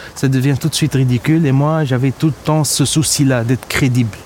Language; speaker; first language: French; non-native, local second language; Arabic